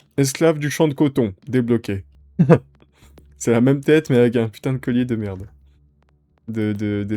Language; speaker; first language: French; native; French